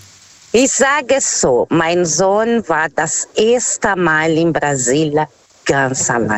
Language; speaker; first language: German; non-native, fluent; Portuguese